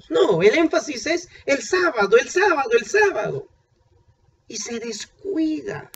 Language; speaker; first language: Spanish; native; Spanish